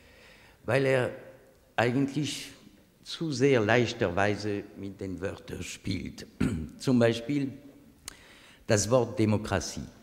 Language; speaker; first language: German; non-native, fluent; French